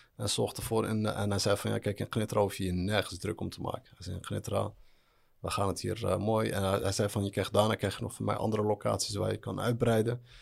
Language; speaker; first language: Dutch; early bilingual, other home language; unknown